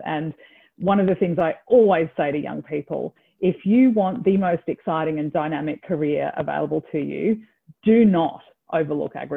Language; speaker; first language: English; native; English